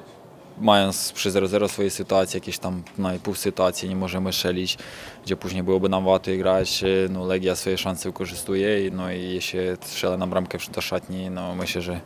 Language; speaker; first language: Polish; non-native, fluent; Ukrainian